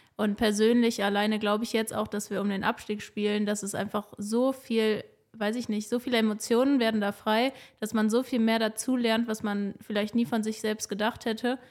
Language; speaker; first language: German; native; German